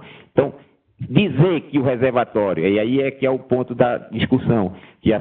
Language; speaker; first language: Portuguese; native; Portuguese